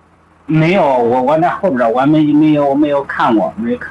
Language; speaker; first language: Chinese; native; Chinese